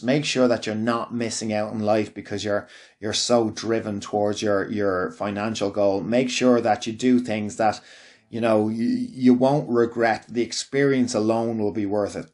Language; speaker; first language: English; native; English